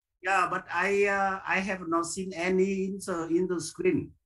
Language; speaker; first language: English; non-native, fluent; Vietnamese